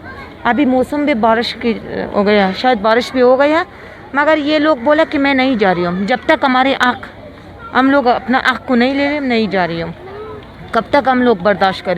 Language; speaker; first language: Hindi; non-native, fluent; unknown